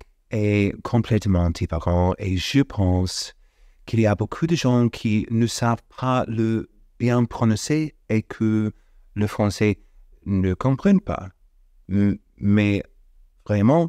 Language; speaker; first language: French; non-native, fluent; English